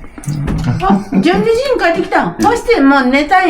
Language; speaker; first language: Japanese; native; Japanese